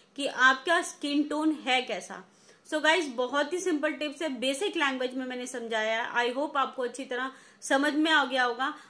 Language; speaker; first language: Hindi; native; Hindi